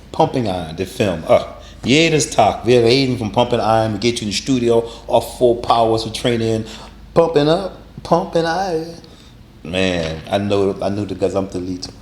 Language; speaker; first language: German; non-native, learner; English